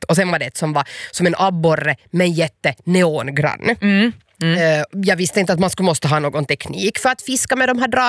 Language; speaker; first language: Swedish; native; Swedish